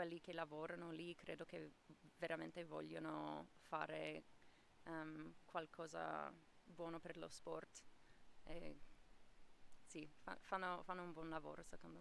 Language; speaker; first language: Italian; non-native, fluent; English